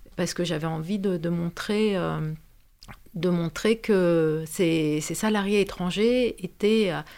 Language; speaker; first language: French; non-native, fluent; Romanian